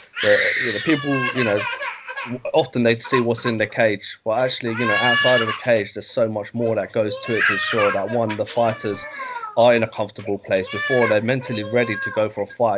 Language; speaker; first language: English; native; English